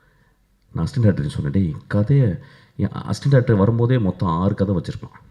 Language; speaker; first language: Tamil; native; Tamil